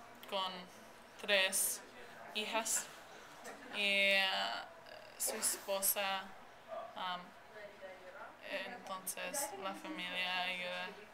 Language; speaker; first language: Spanish; non-native, learner; English